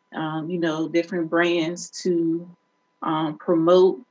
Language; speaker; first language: English; native; English